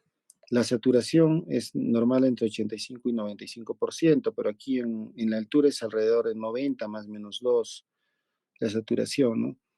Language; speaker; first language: Spanish; native; Spanish